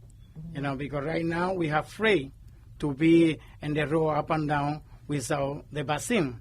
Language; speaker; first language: English; non-native, learner; Spanish